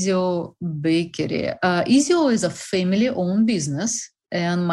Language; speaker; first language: English; non-native, fluent; Russian